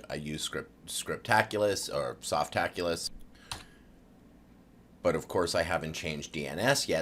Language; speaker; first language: English; native; English